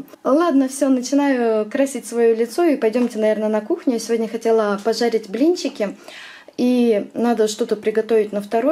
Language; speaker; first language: Russian; native; Russian